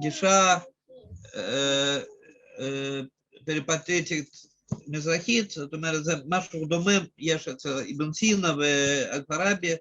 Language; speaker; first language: Hebrew; non-native, fluent; Russian